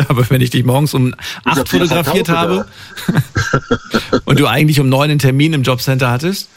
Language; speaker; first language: German; native; German